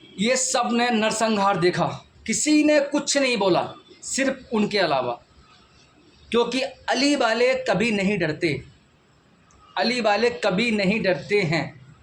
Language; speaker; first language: Hindi; native; Hindi